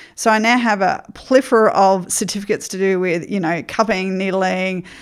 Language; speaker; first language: English; native; English